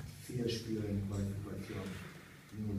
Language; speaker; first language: German; non-native, fluent; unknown